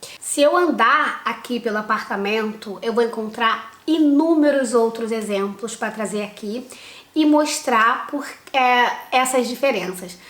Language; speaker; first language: Portuguese; native; Portuguese